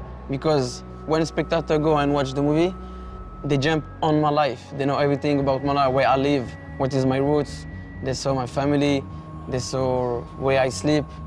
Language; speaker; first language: English; non-native, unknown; French